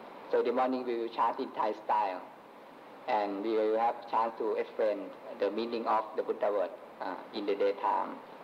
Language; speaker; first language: English; non-native, fluent; Thai